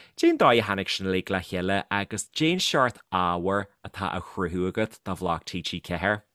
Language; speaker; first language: Irish; native; Irish